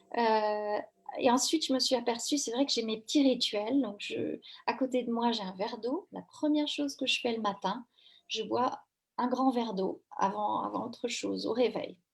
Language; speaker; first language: French; native; French